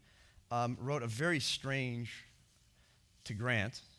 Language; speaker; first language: English; native; English